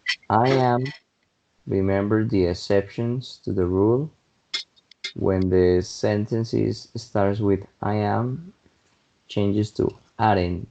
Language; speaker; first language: English; non-native, fluent; Spanish